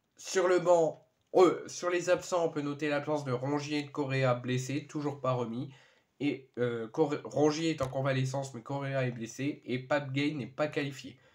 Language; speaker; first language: French; native; French